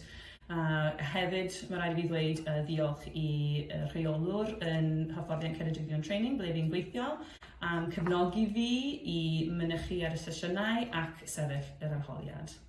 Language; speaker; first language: Welsh; non-native, fluent; English